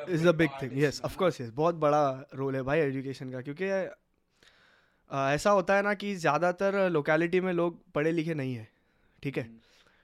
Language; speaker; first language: Hindi; native; Hindi